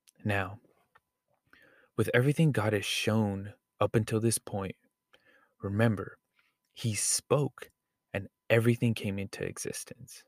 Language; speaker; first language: English; native; English